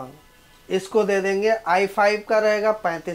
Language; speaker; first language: Hindi; native; Hindi